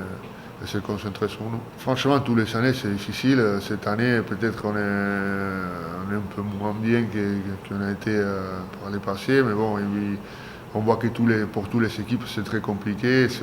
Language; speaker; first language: French; non-native, fluent; Spanish